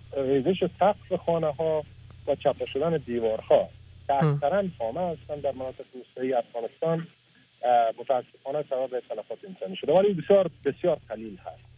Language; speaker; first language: Persian; native; Persian